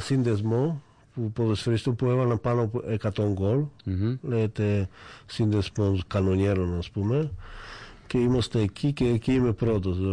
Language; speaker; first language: Greek; non-native, fluent; Slovak